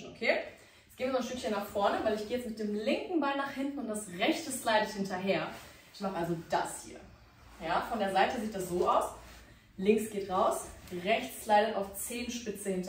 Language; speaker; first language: German; native; German